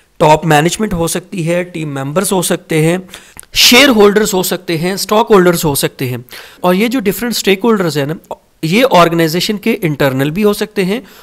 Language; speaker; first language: Hindi; native; Hindi